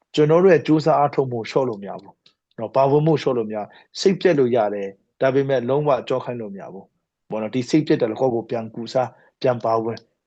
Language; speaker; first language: Burmese; non-native, local second language; Hakha Chin